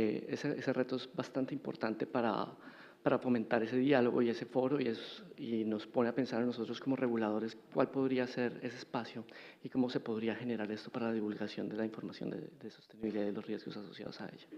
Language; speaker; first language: Spanish; native; Spanish